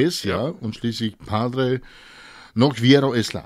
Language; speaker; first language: German; native; German